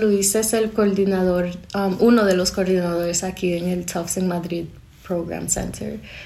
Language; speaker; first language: Spanish; non-native, fluent; English